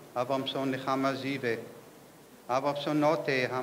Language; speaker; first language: English; non-native, fluent; Hebrew